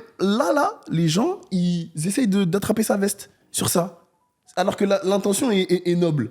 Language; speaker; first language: French; native; French